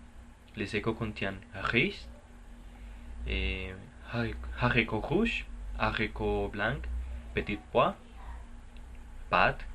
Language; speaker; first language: French; non-native, learner; Spanish